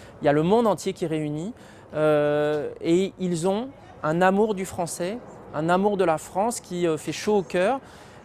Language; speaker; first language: French; native; French